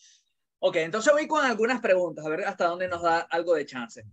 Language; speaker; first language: Spanish; native; Spanish